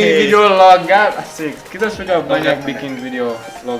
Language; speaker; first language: Indonesian; early bilingual, other home language; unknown